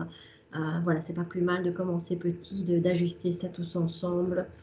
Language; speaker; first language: French; native; French